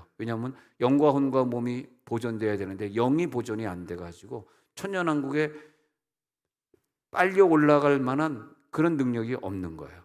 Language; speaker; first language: Korean; native; Korean